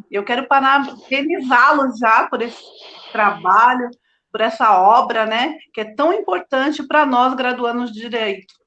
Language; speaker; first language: Portuguese; native; Portuguese